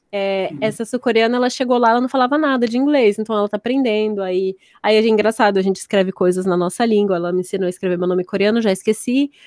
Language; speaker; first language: Portuguese; native; Portuguese